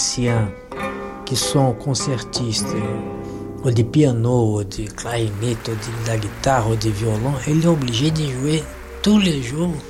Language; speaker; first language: French; non-native, fluent; Portuguese